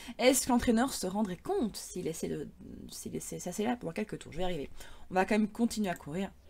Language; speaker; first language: French; native; French